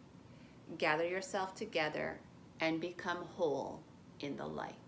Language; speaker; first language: English; native; English